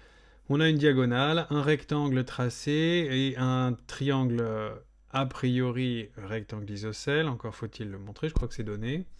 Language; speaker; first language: French; native; French